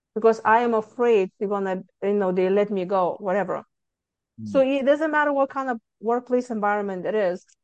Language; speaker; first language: English; non-native, fluent; Lithuanian